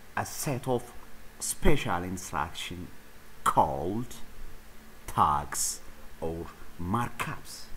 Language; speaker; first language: English; non-native, local second language; Amharic